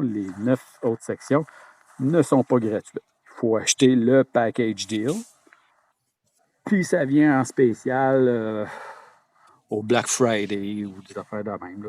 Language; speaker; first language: French; native; French